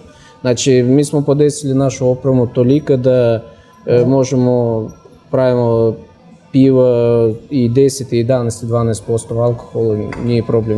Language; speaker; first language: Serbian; non-native, fluent; Russian